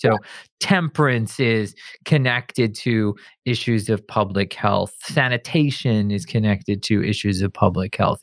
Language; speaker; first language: English; native; English